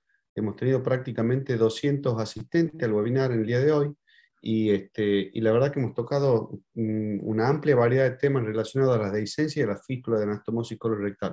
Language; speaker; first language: Spanish; native; Spanish